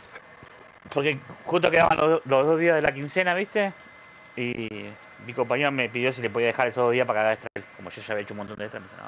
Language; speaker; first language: Spanish; native; Spanish